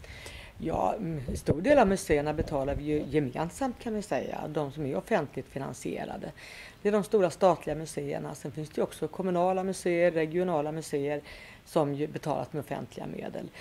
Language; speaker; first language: Swedish; native; Swedish